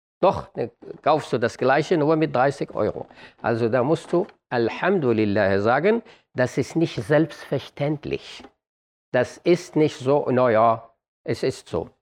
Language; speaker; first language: German; non-native, fluent; Arabic